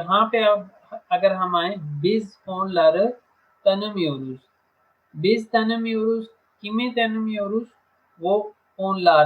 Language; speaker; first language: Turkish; non-native, fluent; Urdu